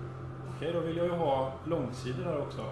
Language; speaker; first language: Swedish; native; Swedish